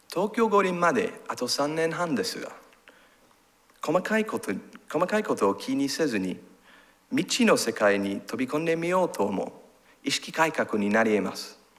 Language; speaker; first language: Japanese; non-native, learner; English